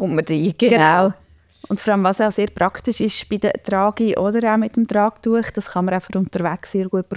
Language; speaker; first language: German; native; German